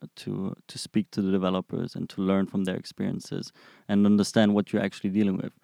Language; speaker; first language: English; non-native, fluent; German